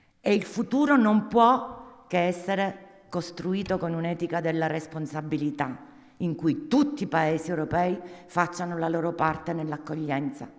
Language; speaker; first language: Italian; native; Italian